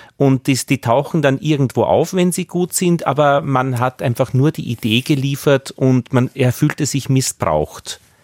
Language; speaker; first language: German; native; German